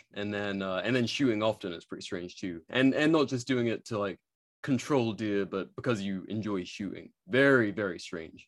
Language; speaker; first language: English; native; English